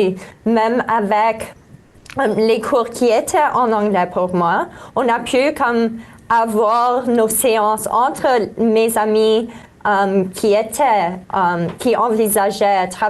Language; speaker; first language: French; native; French